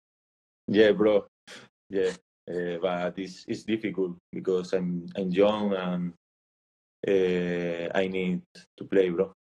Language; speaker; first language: English; non-native, learner; Spanish